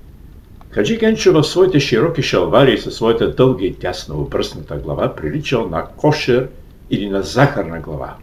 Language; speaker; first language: Bulgarian; native; Bulgarian